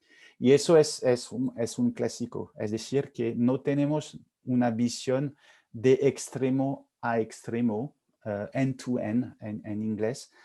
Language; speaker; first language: Spanish; non-native, fluent; French